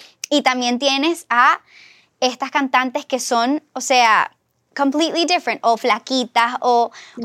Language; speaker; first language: Spanish; early bilingual, heritage; Spanish